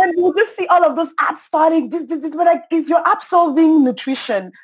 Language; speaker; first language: English; non-native, local second language; French